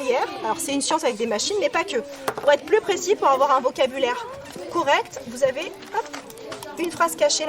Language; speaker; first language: French; native; French